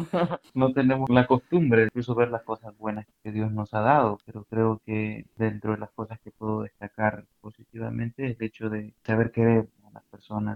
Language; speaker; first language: Spanish; native; Spanish